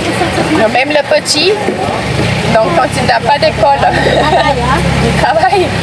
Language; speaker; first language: French; non-native, fluent; Thai